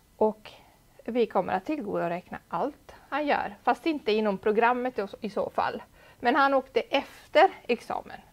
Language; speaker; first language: Swedish; non-native, fluent; Italian